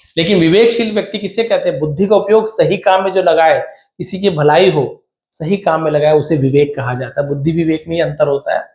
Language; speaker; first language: Hindi; native; Hindi